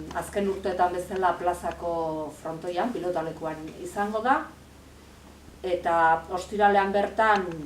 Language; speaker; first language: Basque; native; Basque